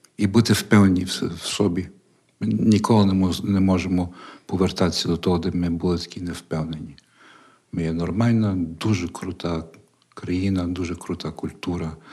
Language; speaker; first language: Ukrainian; early bilingual, heritage; Ukrainian